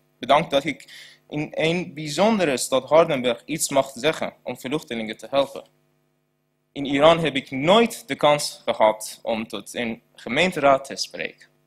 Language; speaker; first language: Dutch; non-native, learner; Persian